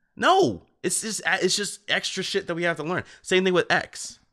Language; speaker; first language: English; native; English